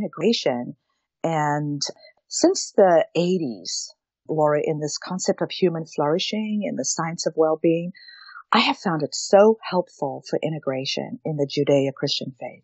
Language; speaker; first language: English; native; English